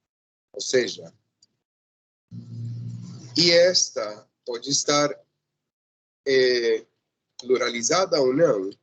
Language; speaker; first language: Portuguese; non-native, fluent; Spanish